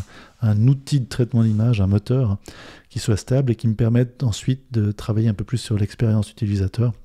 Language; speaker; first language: French; native; French